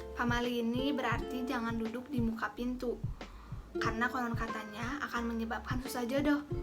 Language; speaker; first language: Indonesian; native; Indonesian